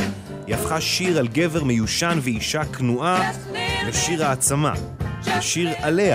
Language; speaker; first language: Hebrew; native; Hebrew